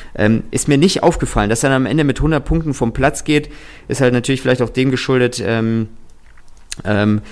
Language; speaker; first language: German; early bilingual, other home language; Russian